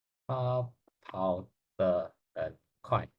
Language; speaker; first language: Chinese; non-native, learner; Indonesian